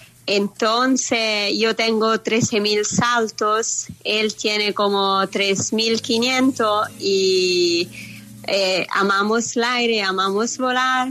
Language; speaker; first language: Spanish; non-native, fluent; Italian